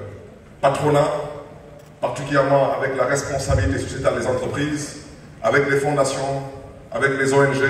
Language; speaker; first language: French; non-native, local second language; Wolof